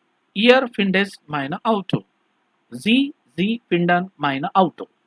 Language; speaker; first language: German; non-native, learner; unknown